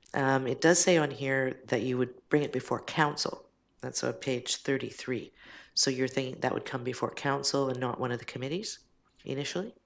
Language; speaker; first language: English; native; English